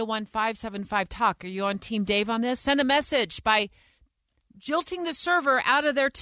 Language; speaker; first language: English; native; English